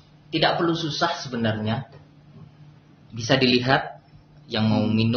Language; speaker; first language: Indonesian; native; Indonesian